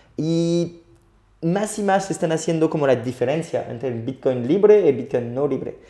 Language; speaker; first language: Spanish; non-native, fluent; French